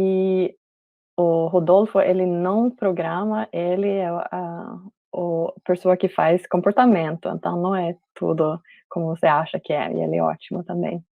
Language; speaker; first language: Portuguese; non-native, fluent; Swedish